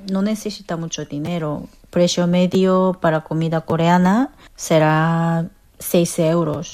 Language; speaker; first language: Spanish; non-native, fluent; Korean